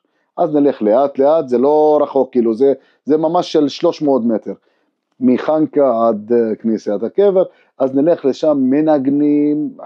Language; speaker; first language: Hebrew; non-native, local second language; Arabic